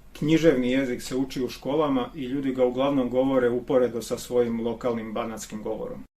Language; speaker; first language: Bosnian; non-native, local second language; Romanian